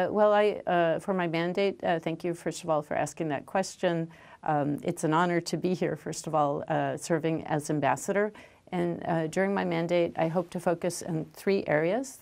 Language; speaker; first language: English; native; English